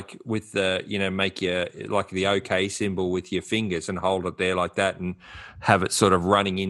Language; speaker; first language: English; native; English